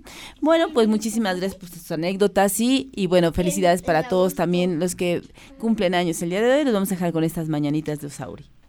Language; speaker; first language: Spanish; native; Spanish